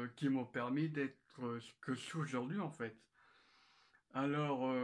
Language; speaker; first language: French; native; French